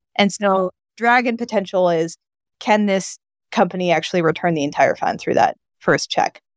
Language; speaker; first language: English; non-native, fluent; Japanese